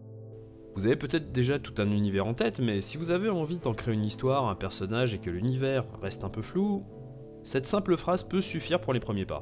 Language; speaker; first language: French; native; French